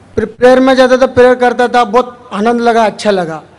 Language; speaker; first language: Hindi; non-native, local second language; Tamil